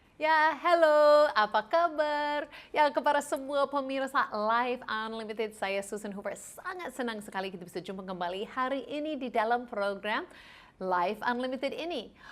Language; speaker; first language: Indonesian; non-native, fluent; English